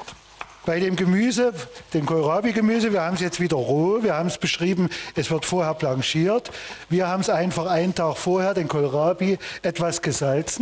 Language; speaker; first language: German; native; German